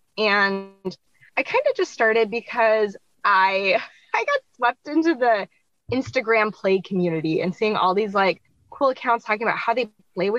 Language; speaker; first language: English; native; English